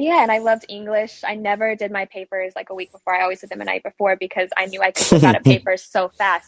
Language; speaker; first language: English; native; English